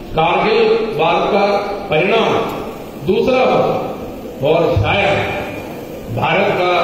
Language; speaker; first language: Hindi; non-native, local second language; Malayalam